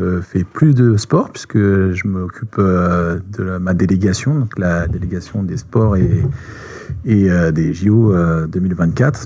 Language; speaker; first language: French; native; French